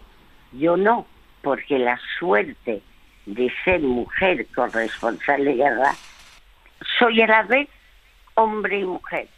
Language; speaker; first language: Spanish; early bilingual, other home language; French